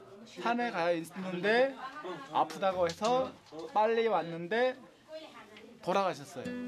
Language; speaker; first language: Korean; non-native, fluent; Nepali